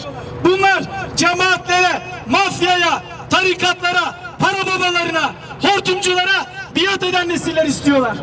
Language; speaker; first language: Turkish; native; Turkish